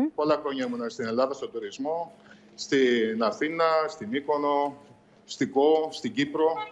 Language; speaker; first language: Greek; native; Greek